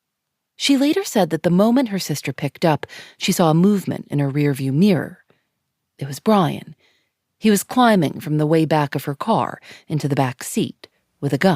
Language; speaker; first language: English; native; English